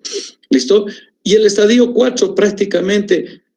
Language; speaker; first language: Spanish; native; Spanish